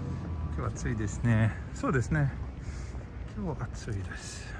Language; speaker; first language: Japanese; non-native, fluent; Swedish